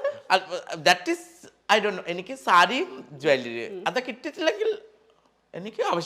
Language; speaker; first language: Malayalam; non-native, learner; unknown